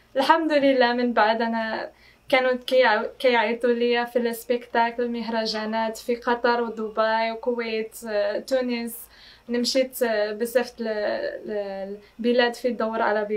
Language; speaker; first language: Arabic; non-native, fluent; English